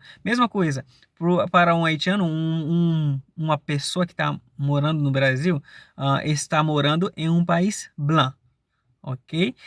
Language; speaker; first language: Portuguese; non-native, fluent; Haitian Creole